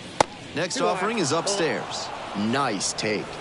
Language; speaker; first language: English; native; English